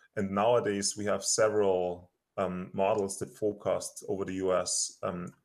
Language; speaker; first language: English; non-native, fluent; German